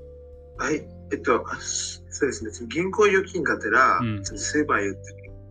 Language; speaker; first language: Japanese; non-native, fluent; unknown